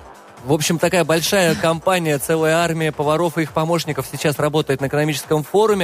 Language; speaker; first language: Russian; native; Russian